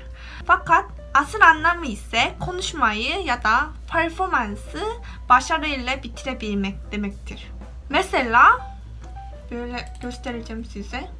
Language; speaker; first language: Turkish; non-native, fluent; Korean